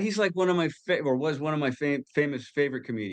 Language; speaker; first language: English; native; English